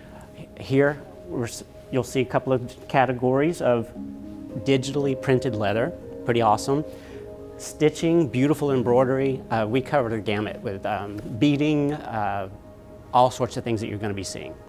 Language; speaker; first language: English; native; English